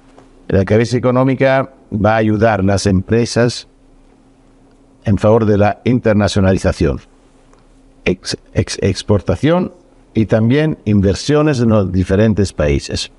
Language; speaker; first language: Spanish; non-native, fluent; Italian